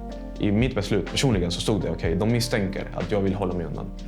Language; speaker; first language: Swedish; non-native, fluent; Spanish